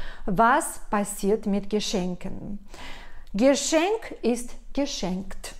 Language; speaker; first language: German; non-native, fluent; Russian